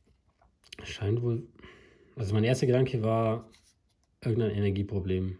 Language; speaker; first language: German; native; German